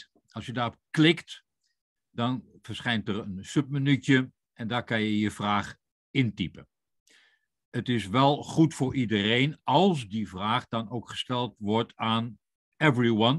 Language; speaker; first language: Dutch; native; Dutch